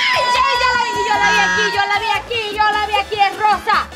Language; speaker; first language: Spanish; native; Spanish